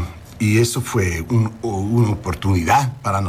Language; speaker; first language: Spanish; early bilingual, heritage; English